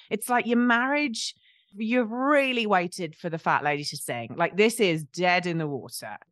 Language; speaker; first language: English; native; English